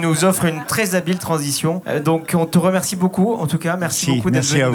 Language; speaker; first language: French; native; French